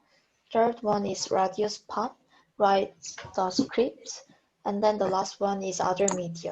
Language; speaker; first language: English; non-native, learner; Korean